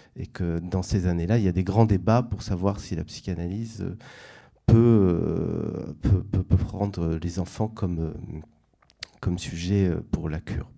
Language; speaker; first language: French; native; French